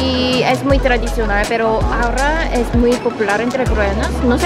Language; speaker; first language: Spanish; non-native, learner; Korean